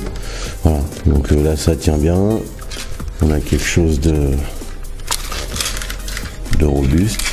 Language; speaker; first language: French; native; French